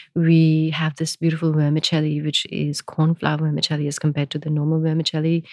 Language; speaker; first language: English; non-native, local second language; Gujarati